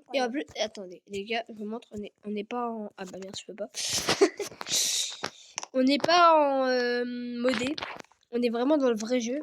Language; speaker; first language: French; native; French